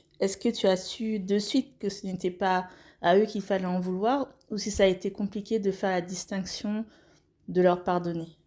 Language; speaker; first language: French; native; French